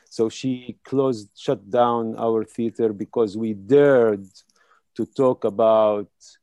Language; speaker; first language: English; non-native, fluent; Hebrew